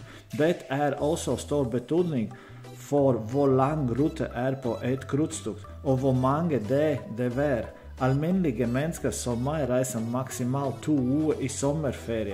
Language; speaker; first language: Swedish; non-native, learner; Danish